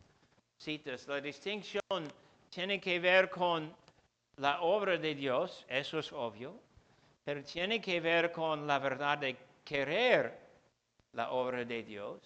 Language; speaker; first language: Spanish; non-native, fluent; English